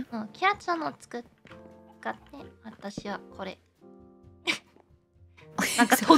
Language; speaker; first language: Japanese; non-native, learner; English